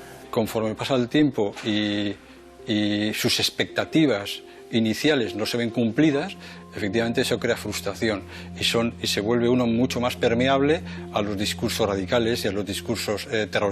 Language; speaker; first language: Spanish; native; Spanish